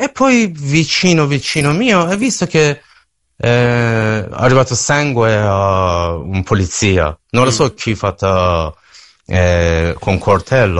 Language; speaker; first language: Italian; non-native, learner; Persian